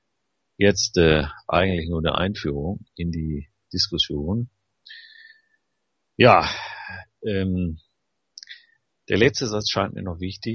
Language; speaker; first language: German; native; German